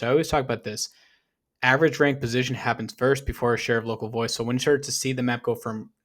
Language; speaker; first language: English; native; English